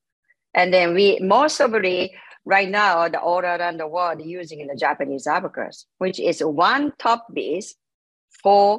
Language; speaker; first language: English; non-native, learner; Japanese